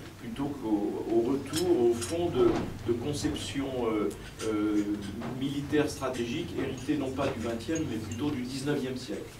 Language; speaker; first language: French; native; French